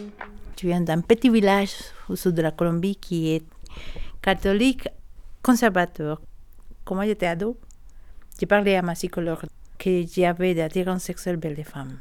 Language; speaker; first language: French; non-native, learner; Spanish